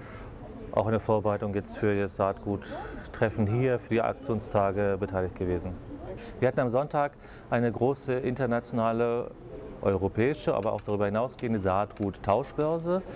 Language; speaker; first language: German; native; German